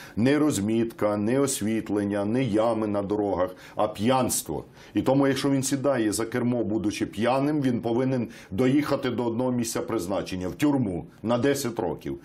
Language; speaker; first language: Ukrainian; native; Ukrainian